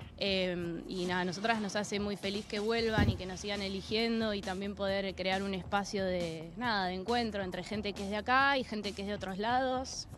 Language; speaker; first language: Spanish; native; Spanish